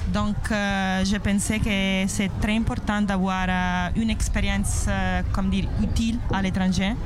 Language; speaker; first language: French; non-native, learner; Italian